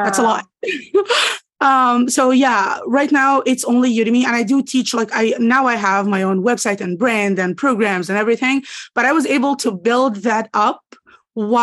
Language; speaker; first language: English; non-native, fluent; Arabic